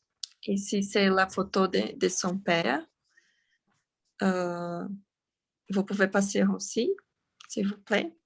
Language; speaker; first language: French; non-native, learner; Portuguese